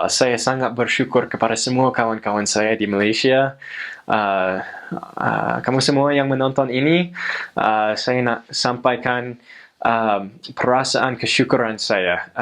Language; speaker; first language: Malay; non-native, fluent; English